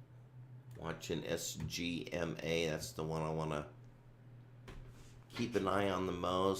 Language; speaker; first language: English; native; English